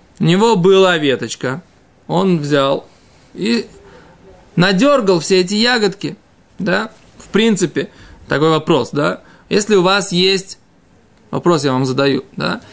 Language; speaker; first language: Russian; native; Russian